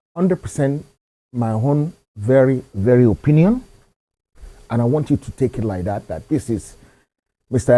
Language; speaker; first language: English; non-native, local second language; Yoruba